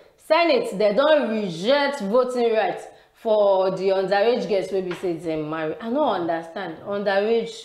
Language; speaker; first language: Nigerian Pidgin; non-native, local second language; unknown